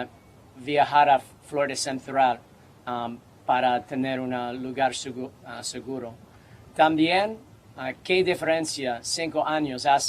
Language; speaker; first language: Spanish; non-native, learner; English